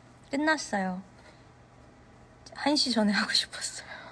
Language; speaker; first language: Korean; early bilingual, heritage; Korean